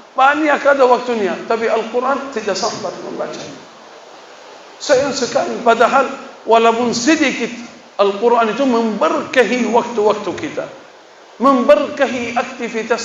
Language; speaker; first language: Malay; non-native, fluent; Arabic